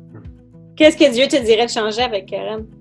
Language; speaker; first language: French; native; French